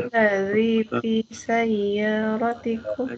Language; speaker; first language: Arabic; non-native, learner; Indonesian